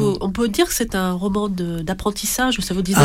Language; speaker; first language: French; native; French